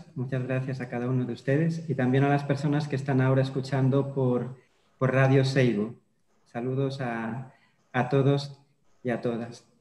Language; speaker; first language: Spanish; native; Spanish